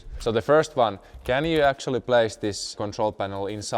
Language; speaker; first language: English; non-native, fluent; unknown